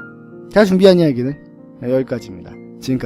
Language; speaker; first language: Korean; native; Korean